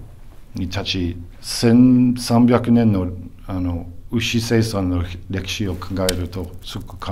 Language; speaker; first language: Japanese; non-native, fluent; English